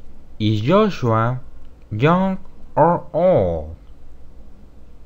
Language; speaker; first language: English; non-native, fluent; Spanish